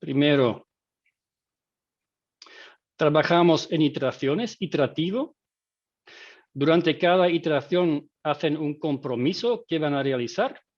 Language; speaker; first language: Spanish; non-native, fluent; Dutch